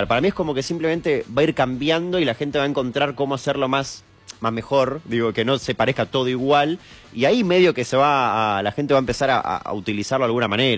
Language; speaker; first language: Spanish; native; Spanish